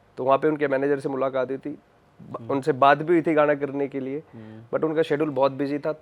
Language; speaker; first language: Hindi; native; Hindi